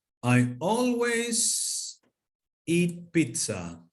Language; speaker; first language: English; non-native, fluent; Spanish